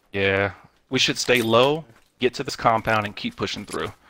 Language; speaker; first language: English; native; English